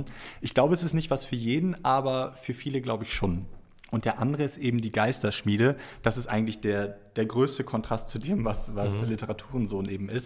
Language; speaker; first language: German; native; German